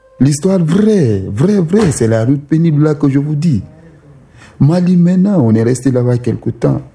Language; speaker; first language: French; non-native, local second language; Susu